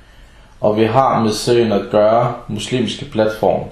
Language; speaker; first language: Danish; early bilingual, other home language; Arabic